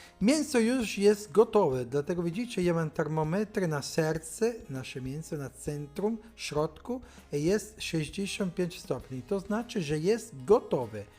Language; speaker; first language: Polish; non-native, learner; Italian